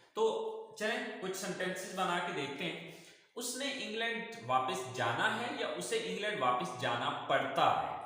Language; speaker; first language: Urdu; native; Urdu